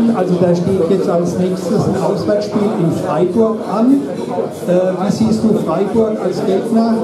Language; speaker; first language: German; native; German